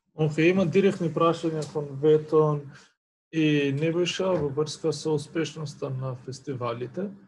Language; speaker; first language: Macedonian; non-native, local second language; Albanian